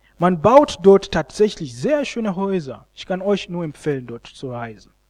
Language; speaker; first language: German; non-native, fluent; Ganda